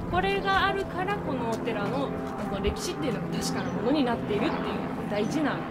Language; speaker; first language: Japanese; native; Japanese